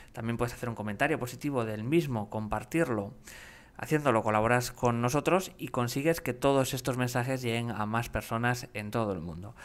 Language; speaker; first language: Spanish; native; Spanish